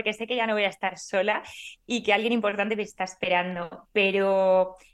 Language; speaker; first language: Spanish; native; Spanish